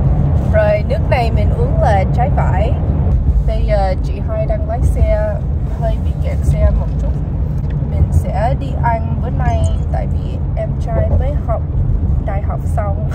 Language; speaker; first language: Vietnamese; early bilingual, heritage; Vietnamese